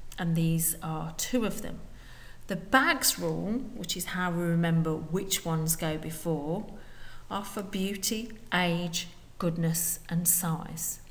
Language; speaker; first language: English; native; English